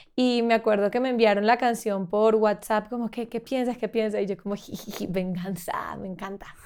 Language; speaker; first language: Spanish; native; Spanish